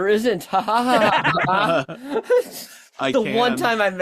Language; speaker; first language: English; native; English